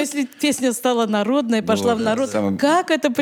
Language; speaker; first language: Russian; native; Russian